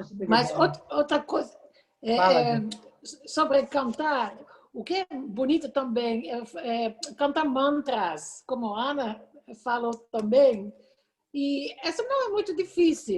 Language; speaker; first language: Portuguese; non-native, fluent; Dutch